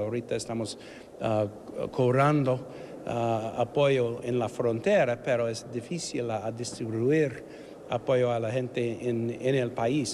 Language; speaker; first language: Spanish; non-native, fluent; English